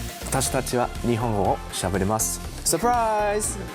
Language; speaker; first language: Japanese; non-native, fluent; English